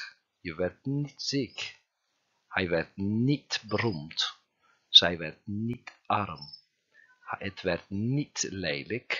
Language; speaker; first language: Dutch; non-native, fluent; Turkish